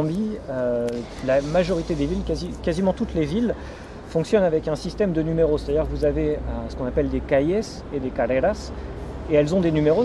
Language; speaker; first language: French; native; French